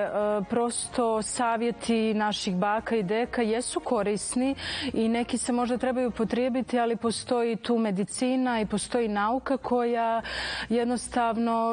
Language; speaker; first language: Serbian; native; Serbian